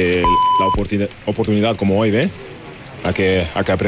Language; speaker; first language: Spanish; non-native, learner; German